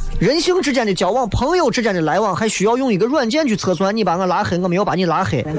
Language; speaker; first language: Chinese; native; Chinese